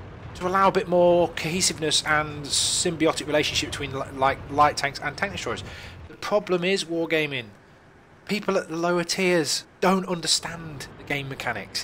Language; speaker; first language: English; native; English